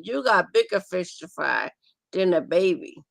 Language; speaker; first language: English; native; English